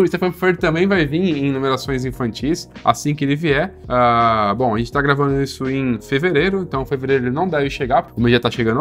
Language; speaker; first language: Portuguese; native; Portuguese